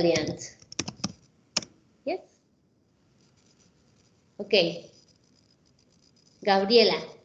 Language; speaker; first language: English; non-native, fluent; Spanish